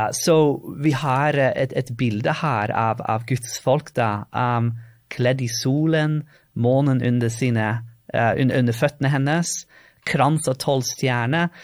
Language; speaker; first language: Norwegian; non-native, fluent; English